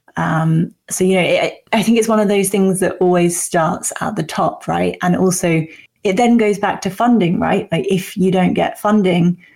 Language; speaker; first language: English; native; English